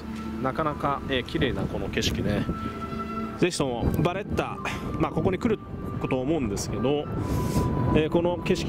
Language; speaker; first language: Japanese; native; Japanese